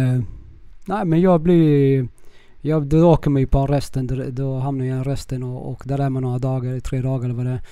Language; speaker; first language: Swedish; early bilingual, other home language; Spanish